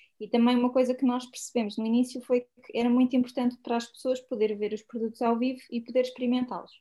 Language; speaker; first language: Portuguese; native; Portuguese